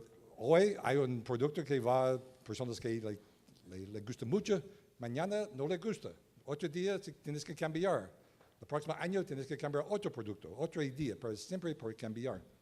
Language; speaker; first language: Spanish; non-native, learner; English